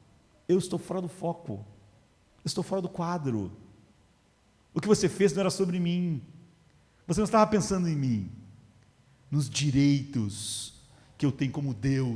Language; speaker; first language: Portuguese; native; Portuguese